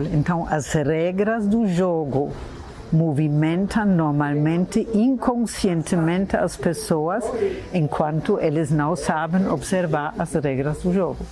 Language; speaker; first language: Portuguese; non-native, fluent; German